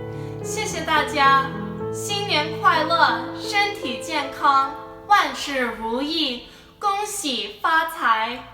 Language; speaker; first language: Chinese; early bilingual, heritage; Chinese